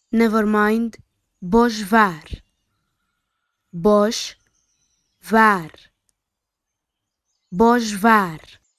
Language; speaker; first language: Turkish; non-native, fluent; Arabic